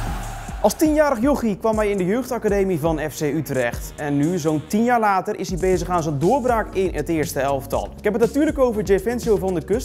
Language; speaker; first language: Dutch; native; Dutch